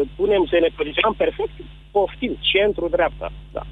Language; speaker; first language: Romanian; native; Romanian